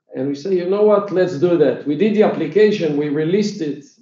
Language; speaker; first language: English; non-native, fluent; Hebrew